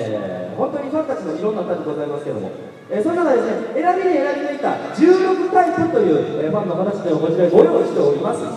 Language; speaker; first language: Japanese; native; Japanese